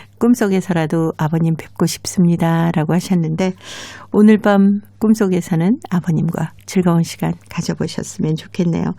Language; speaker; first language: Korean; native; Korean